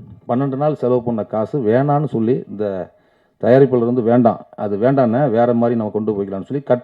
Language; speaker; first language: Tamil; native; Tamil